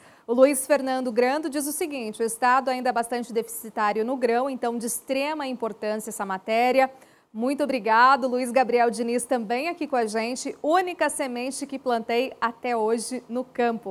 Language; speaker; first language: Portuguese; native; Portuguese